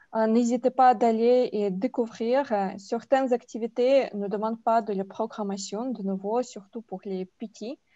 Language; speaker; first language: French; non-native, fluent; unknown